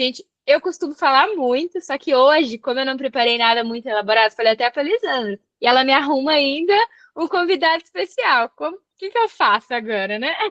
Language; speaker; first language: Portuguese; native; Portuguese